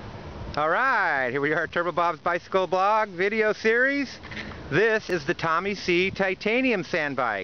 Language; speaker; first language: English; native; English